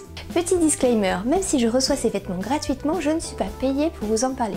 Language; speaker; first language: French; native; French